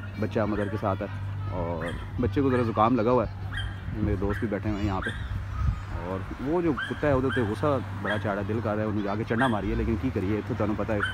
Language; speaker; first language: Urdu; non-native, local second language; Punjabi